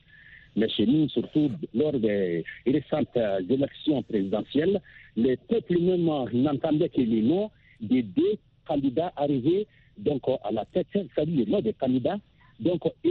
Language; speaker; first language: French; non-native, local second language; Bambara